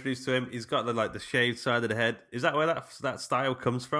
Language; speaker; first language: English; native; English